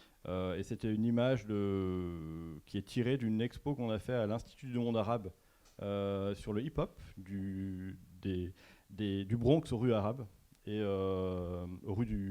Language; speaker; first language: French; native; French